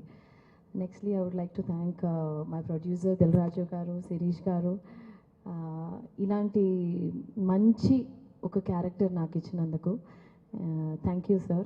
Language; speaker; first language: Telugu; early bilingual, heritage; Telugu